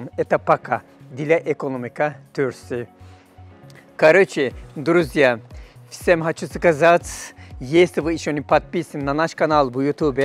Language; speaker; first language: Russian; non-native, fluent; Turkish